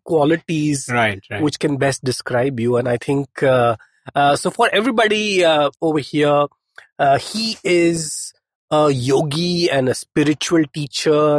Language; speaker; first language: English; non-native, local second language; Hindi